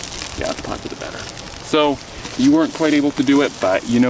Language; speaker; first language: English; native; English